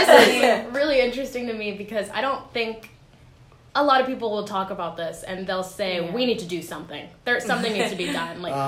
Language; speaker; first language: English; native; English